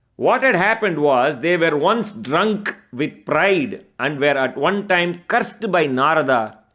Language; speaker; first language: English; non-native, local second language; Tamil